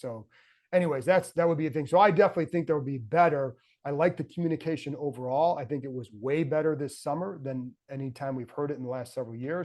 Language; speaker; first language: English; native; English